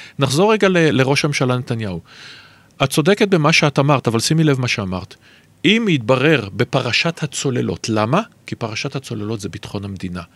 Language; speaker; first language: Hebrew; native; Hebrew